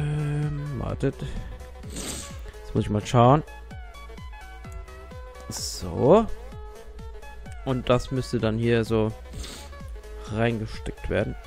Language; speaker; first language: German; native; German